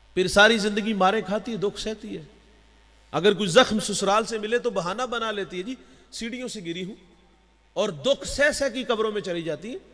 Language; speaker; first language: Urdu; non-native, local second language; Punjabi